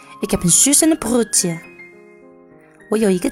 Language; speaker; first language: Dutch; non-native, learner; Chinese